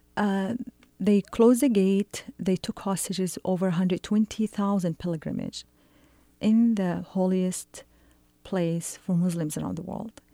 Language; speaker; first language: English; non-native, fluent; Arabic